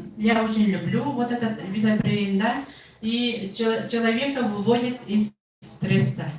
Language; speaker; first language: Russian; non-native, local second language; Yakut